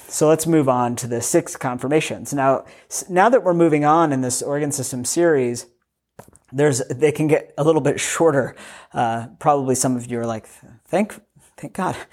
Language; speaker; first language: English; native; English